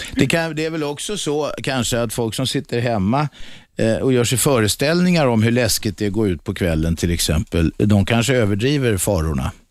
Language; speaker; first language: Swedish; native; Swedish